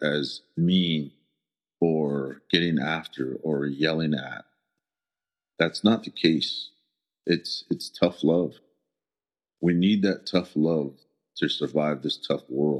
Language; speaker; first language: English; early bilingual, other home language; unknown